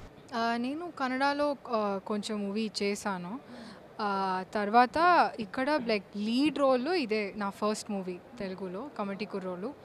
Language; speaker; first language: Telugu; non-native, learner; Kannada